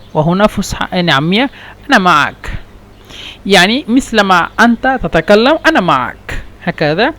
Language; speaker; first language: Egyptian Arabic; non-native, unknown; Bangla